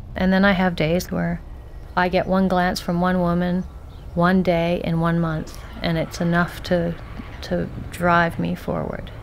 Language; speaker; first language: English; native; English